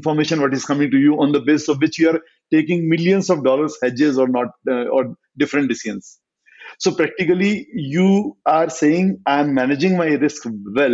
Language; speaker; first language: English; non-native, local second language; Hindi